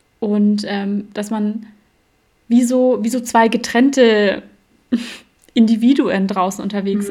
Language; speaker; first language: German; native; German